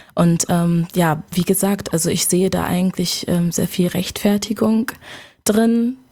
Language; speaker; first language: German; early bilingual, other home language; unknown